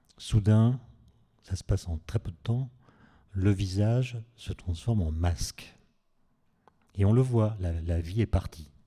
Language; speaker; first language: French; native; French